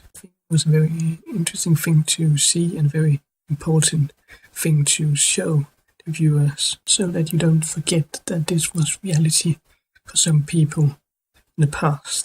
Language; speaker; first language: English; non-native, fluent; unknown